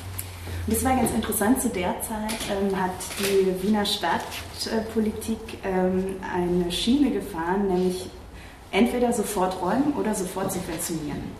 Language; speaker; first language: German; native; German